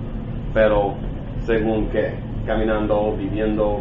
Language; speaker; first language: Spanish; non-native, learner; English